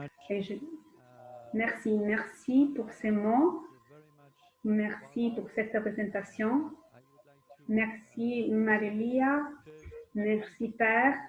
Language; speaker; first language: French; non-native, fluent; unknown